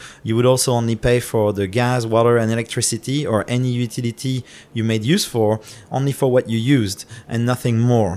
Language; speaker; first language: English; non-native, fluent; French